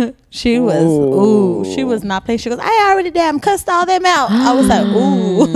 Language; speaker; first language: English; early bilingual, other home language; Spanish